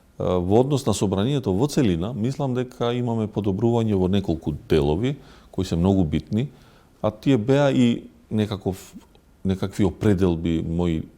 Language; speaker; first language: Macedonian; non-native, local second language; Albanian